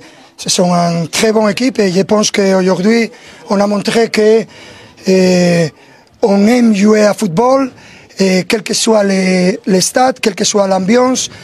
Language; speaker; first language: French; non-native, learner; Spanish